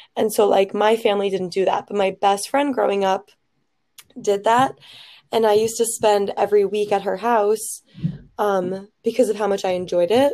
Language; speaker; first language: English; native; English